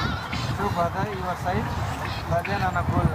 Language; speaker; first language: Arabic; non-native, learner; Hindi